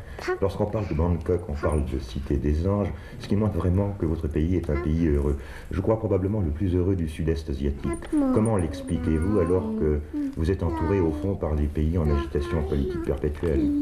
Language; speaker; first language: French; native; French